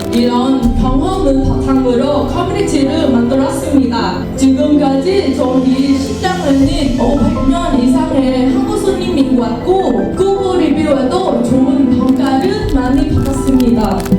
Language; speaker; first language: Korean; non-native, learner; Vietnamese